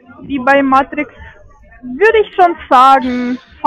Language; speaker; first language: German; non-native, fluent; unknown